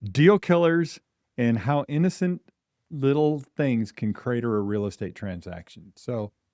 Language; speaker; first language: English; native; English